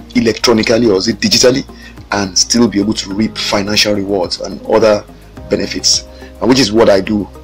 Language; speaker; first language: English; non-native, local second language; Yoruba